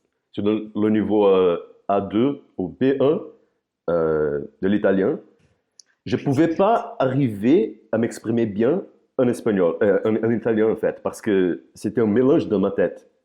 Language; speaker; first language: French; non-native, fluent; Portuguese